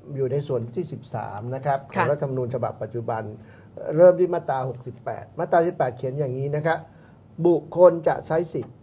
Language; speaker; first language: Thai; native; Thai